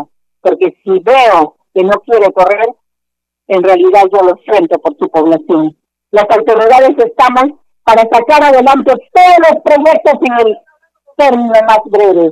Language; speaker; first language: Spanish; native; Spanish